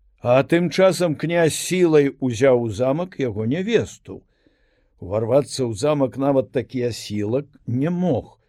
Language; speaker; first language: Belarusian; native; Belarusian